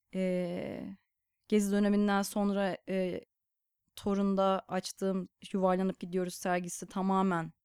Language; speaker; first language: Turkish; native; Turkish